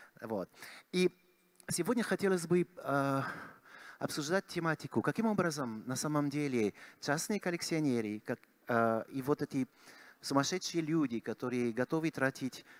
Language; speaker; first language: Russian; non-native, fluent; French